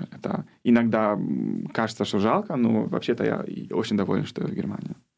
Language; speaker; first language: Russian; early bilingual, heritage; Russian